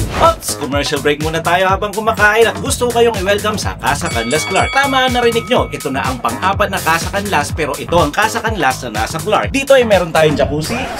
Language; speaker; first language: Filipino; non-native, local second language; Pampanga